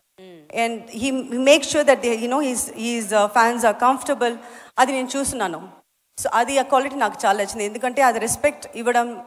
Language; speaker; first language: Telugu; non-native, local second language; Tamil